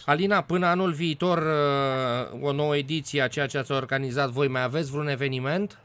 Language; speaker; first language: Romanian; native; Romanian